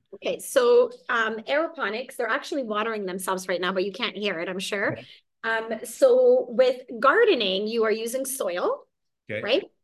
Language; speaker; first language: English; early bilingual, other home language; Hungarian